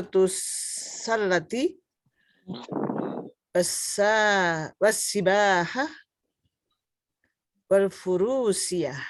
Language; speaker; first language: Arabic; non-native, learner; Indonesian